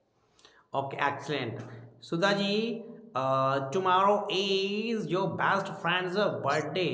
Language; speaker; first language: English; non-native, local second language; Hindi